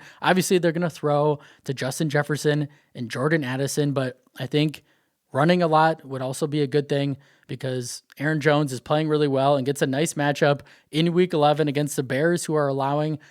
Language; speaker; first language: English; native; English